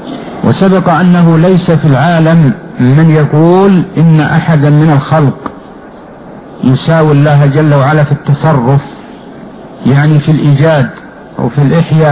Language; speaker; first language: Arabic; native; Arabic